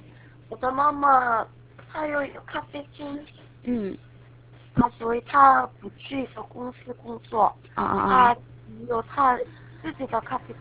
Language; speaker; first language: Chinese; non-native, learner; Korean